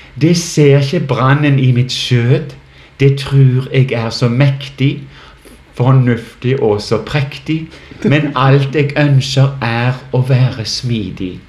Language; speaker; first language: Norwegian; native; Norwegian